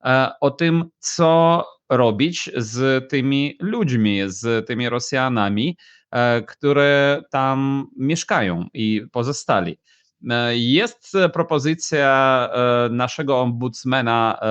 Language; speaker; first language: Polish; non-native, fluent; Ukrainian